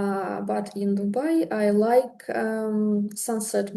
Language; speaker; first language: English; non-native, learner; Russian